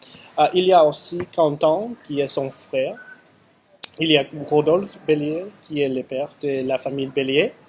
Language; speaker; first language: French; non-native, learner; English